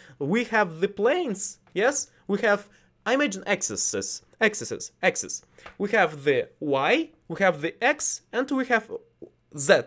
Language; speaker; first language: English; non-native, learner; Russian